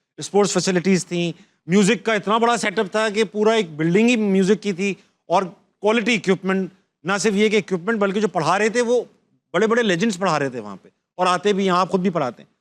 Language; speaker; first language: Urdu; native; Urdu